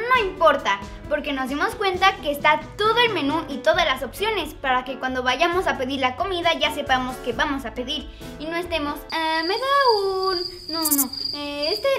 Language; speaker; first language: Spanish; native; Spanish